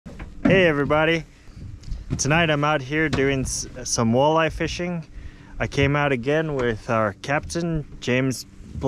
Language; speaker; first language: English; native; English